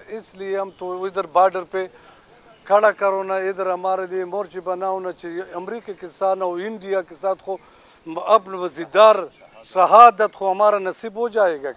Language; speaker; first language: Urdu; non-native, local second language; Pashto